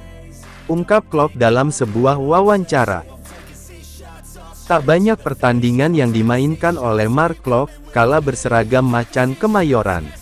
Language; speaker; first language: Indonesian; native; Indonesian